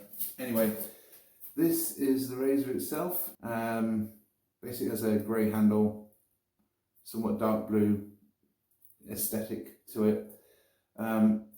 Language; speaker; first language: English; native; English